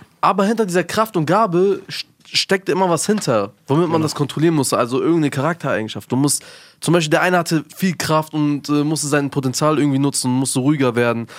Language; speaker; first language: German; early bilingual, other home language; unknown